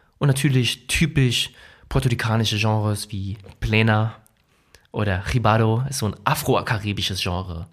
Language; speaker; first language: German; early bilingual, other home language; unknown